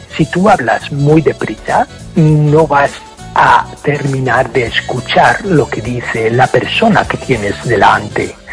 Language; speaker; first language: Spanish; non-native, fluent; English